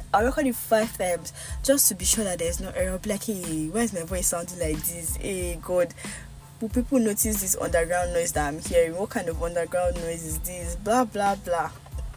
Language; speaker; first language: English; non-native, local second language; Yoruba